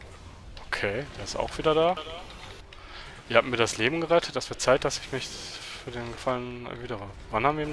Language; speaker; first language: German; native; German